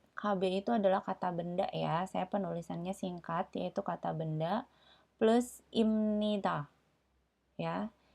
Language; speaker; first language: Indonesian; native; Indonesian